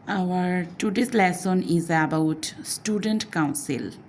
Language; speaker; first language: English; non-native, local second language; Bangla